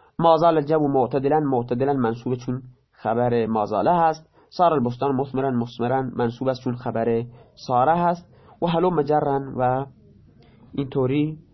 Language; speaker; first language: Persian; non-native, local second language; Baluchi